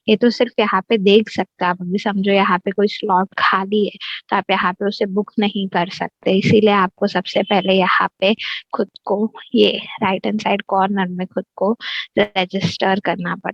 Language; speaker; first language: Hindi; native; Hindi